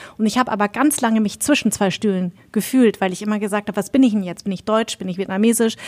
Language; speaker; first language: German; early bilingual, other home language; Vietnamese